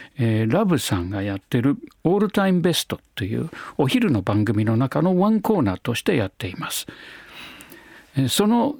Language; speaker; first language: Japanese; non-native, fluent; English